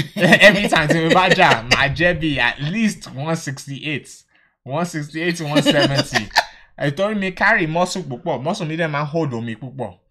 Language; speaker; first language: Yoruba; early bilingual, heritage; Yoruba